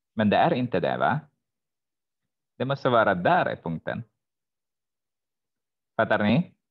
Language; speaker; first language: Swedish; non-native, fluent; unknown